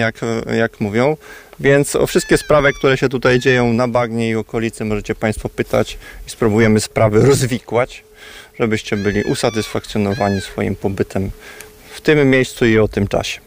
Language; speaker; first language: Polish; native; Polish